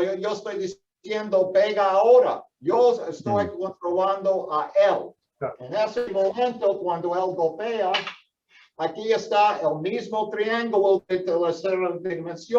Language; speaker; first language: Spanish; non-native, fluent; English